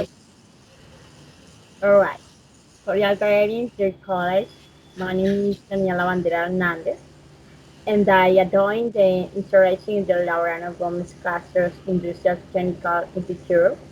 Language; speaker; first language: English; non-native, learner; Spanish